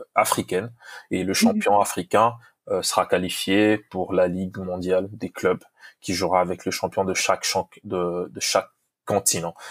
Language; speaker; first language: French; non-native, local second language; Lingala